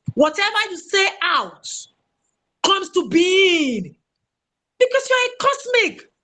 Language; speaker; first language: English; non-native, local second language; Yoruba